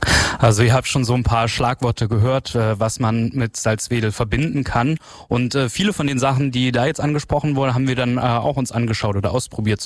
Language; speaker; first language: German; native; German